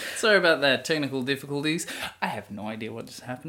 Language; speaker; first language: English; native; English